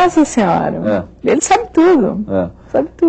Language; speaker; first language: Portuguese; native; Portuguese